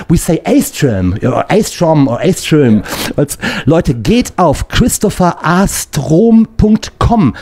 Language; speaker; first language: German; native; German